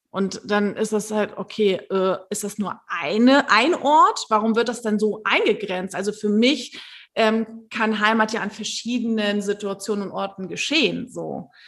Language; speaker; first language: German; early bilingual, other home language; Turkish